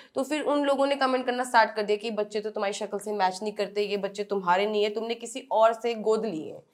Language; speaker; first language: Hindi; native; Hindi